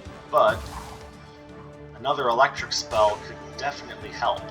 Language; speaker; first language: English; native; English